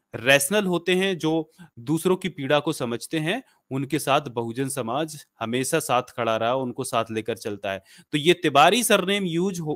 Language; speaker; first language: Hindi; native; Hindi